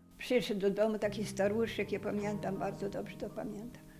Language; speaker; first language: Polish; non-native, local second language; Ukrainian